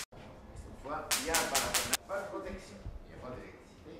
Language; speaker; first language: French; native; French